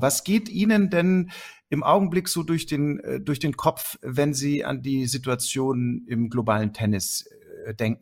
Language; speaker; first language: German; native; German